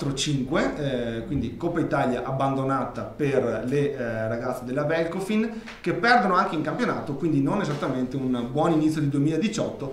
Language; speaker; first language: Italian; native; Italian